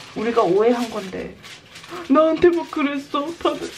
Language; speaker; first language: Korean; early bilingual, heritage; Korean